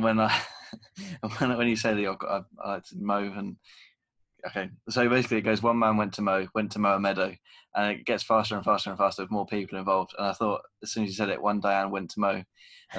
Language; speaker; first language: English; native; English